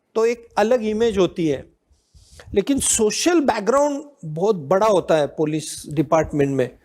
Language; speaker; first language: Hindi; non-native, local second language; Marathi